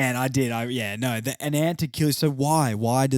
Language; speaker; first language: English; native; English